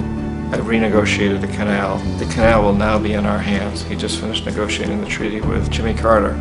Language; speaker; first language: English; native; English